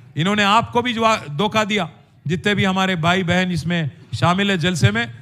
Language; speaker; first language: Hindi; non-native, local second language; Telugu